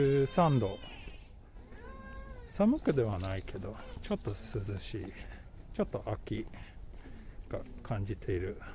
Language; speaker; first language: Japanese; non-native, learner; Swedish